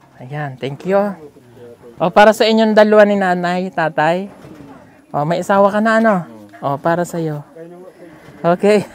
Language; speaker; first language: Filipino; native; Filipino